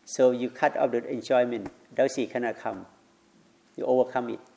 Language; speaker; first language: English; non-native, learner; Thai